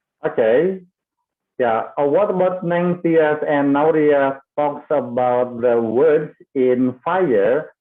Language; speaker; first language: English; non-native, fluent; Indonesian